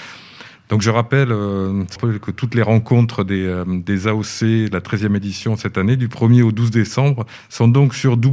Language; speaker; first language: French; native; French